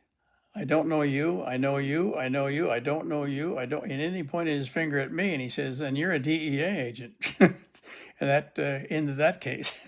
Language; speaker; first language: English; native; English